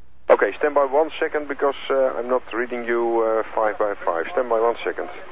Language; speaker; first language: English; non-native, fluent; Dutch